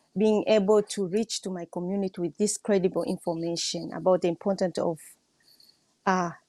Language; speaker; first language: English; non-native, local second language; Swahili